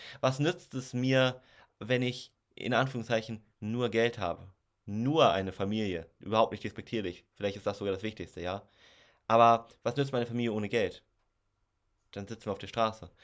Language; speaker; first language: German; native; German